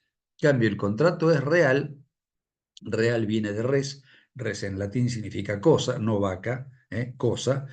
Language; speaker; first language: Spanish; native; Spanish